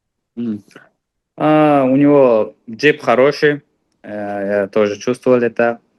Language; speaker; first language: Russian; non-native, fluent; Uzbek